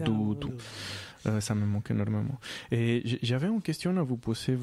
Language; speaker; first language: French; non-native, fluent; Spanish